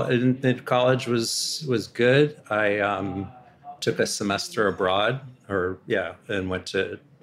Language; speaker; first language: English; native; English